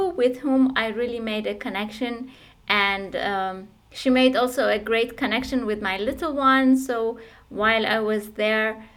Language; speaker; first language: English; non-native, fluent; Persian